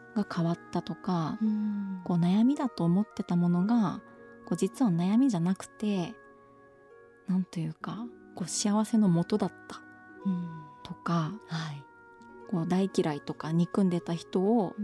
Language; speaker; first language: Japanese; native; Japanese